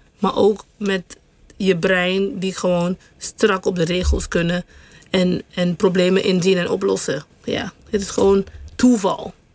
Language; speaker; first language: Dutch; non-native, local second language; English